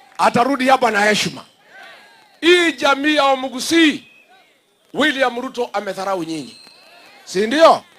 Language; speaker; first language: Swahili; non-native, local second language; Kikuyu